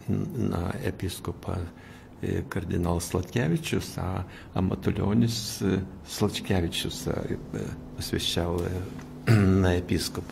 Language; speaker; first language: Russian; non-native, fluent; Lithuanian